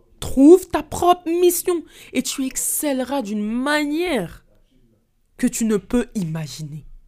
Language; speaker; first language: French; native; French